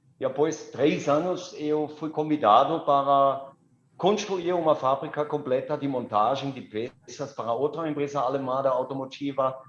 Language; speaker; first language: Portuguese; non-native, fluent; German